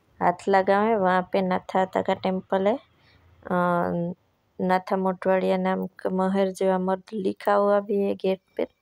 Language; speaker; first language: Hindi; non-native, local second language; Gujarati